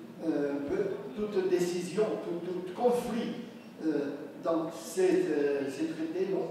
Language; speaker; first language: French; non-native, fluent; Spanish